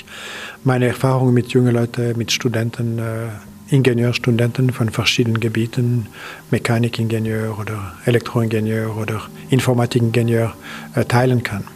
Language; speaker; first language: German; non-native, local second language; French